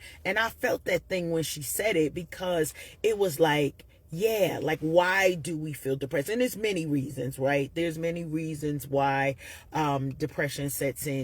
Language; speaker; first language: English; native; English